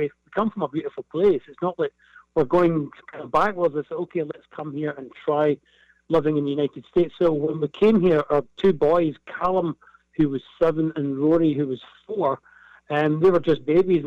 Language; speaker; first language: English; native; English